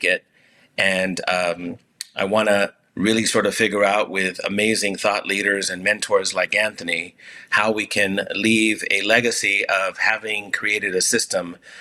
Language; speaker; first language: English; early bilingual, other home language; Spanish